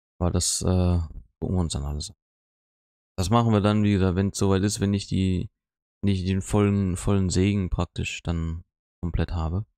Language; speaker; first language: German; native; German